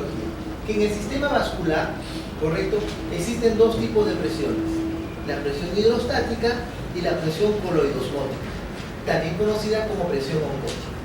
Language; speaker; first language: Spanish; native; Spanish